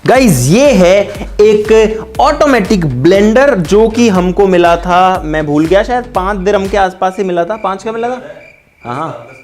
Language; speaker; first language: Hindi; native; Hindi